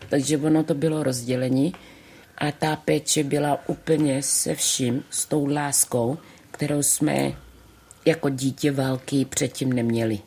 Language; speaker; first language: Czech; early bilingual, other home language; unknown